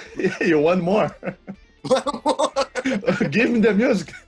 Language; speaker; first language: English; non-native, learner; Portuguese